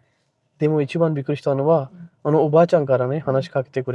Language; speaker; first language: Japanese; non-native, fluent; Punjabi